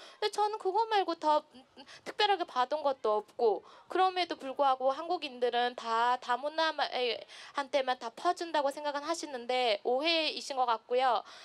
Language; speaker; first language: Korean; non-native, fluent; Mongolian